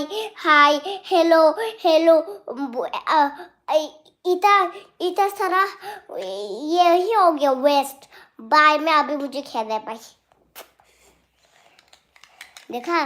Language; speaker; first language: Hindi; non-native, local second language; Kok Borok